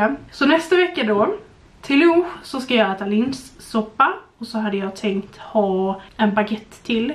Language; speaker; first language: Swedish; native; Swedish